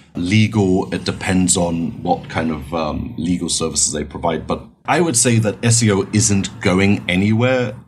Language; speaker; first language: English; non-native, fluent; German